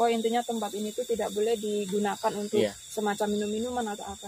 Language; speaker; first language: Indonesian; native; Indonesian